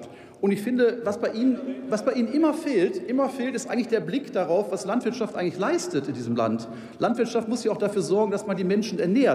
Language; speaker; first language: German; native; German